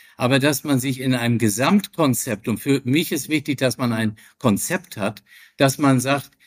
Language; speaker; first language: German; native; German